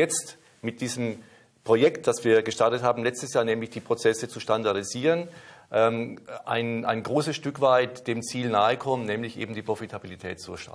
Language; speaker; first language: German; native; German